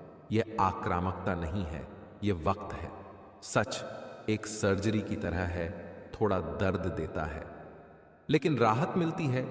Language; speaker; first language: Hindi; native; Hindi